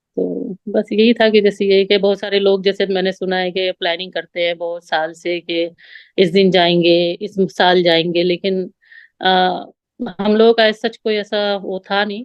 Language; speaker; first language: Urdu; native; Urdu